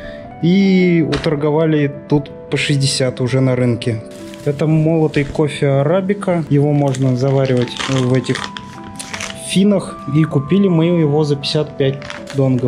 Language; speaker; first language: Russian; native; Russian